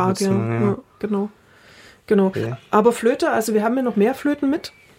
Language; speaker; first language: German; native; German